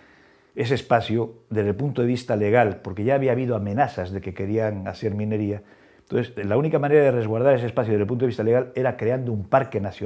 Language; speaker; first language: Spanish; native; Spanish